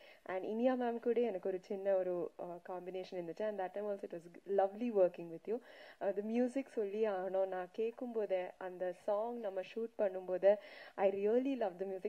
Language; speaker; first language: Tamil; non-native, local second language; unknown